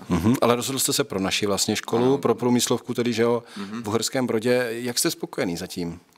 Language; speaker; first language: Czech; native; Czech